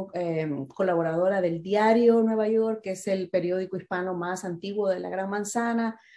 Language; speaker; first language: Spanish; native; Spanish